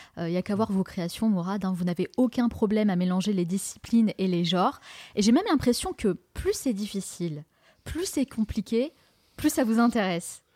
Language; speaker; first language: French; native; French